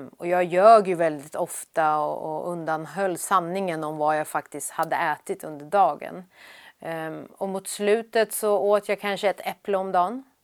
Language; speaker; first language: Swedish; early bilingual, other home language; Persian